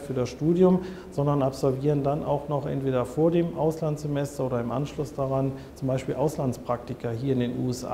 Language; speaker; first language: German; native; German